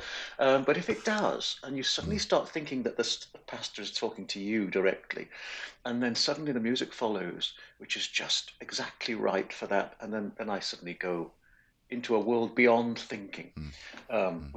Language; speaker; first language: English; native; English